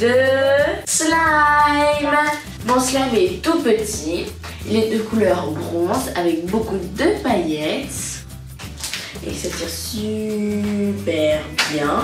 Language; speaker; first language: French; early bilingual, other home language; Russian